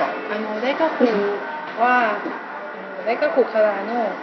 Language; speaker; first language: Japanese; non-native, learner; Thai